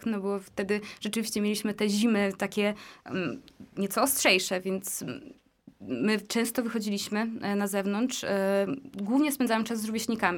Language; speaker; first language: Polish; native; Polish